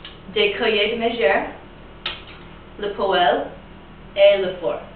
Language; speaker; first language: French; non-native, learner; English